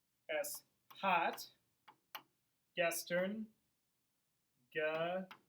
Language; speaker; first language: German; non-native, fluent; English